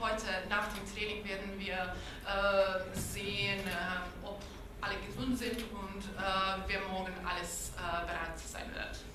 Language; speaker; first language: German; non-native, local second language; Bosnian